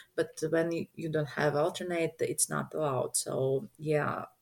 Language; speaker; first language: English; non-native, learner; Latvian